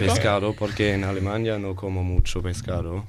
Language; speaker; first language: Spanish; non-native, learner; German